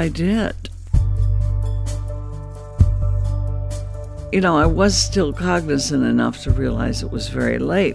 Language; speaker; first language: English; native; English